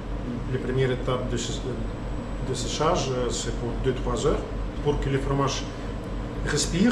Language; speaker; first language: French; non-native, learner; Russian